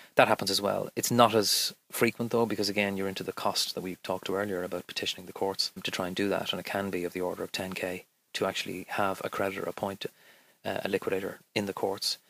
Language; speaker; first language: English; native; English